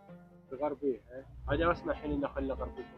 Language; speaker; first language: Arabic; native; Arabic